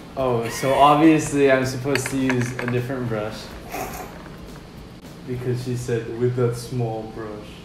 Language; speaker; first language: English; native; English